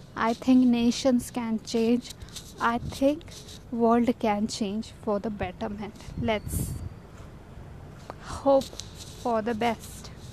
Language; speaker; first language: English; non-native, local second language; Malayalam